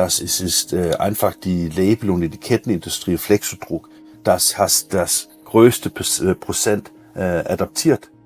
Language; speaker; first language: German; non-native, learner; Danish